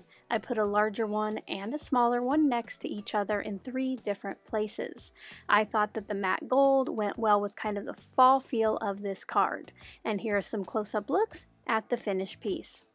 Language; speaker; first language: English; native; English